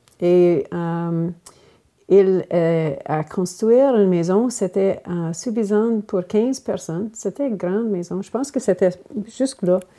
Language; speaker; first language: French; non-native, local second language; English